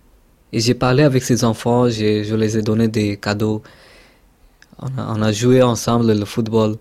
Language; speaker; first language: French; non-native, fluent; Bangla